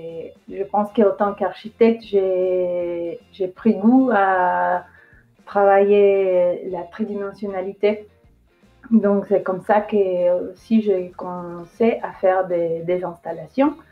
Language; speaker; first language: French; non-native, fluent; Spanish